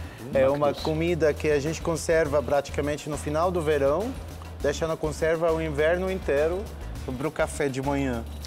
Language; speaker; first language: Portuguese; non-native, fluent; Arabic